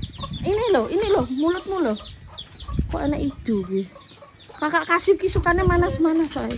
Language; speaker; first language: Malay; non-native, local second language; Javanese